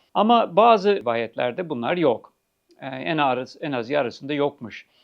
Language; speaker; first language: Turkish; non-native, fluent; English